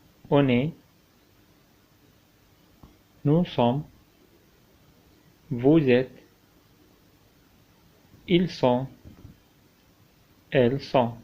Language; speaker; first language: French; non-native, local second language; Arabic